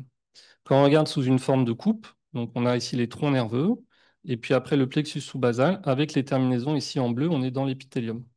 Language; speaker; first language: French; native; French